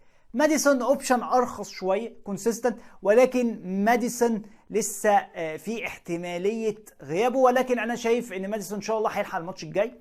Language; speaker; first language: Arabic; native; Arabic